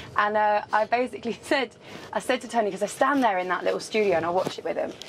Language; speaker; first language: English; native; English